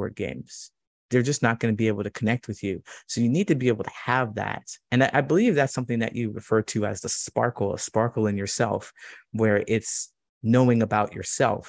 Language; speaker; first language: English; native; English